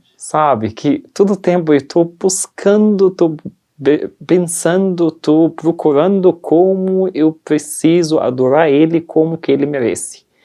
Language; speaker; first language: Portuguese; non-native, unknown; Arabic